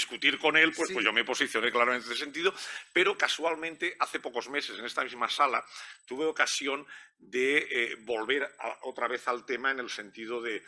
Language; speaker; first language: Spanish; native; Spanish